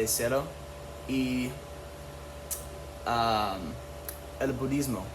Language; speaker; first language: Spanish; non-native, learner; English